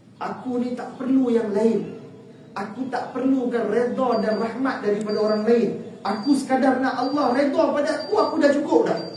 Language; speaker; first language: Malay; native; Malay